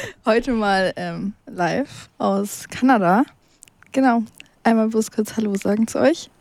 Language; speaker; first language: German; native; German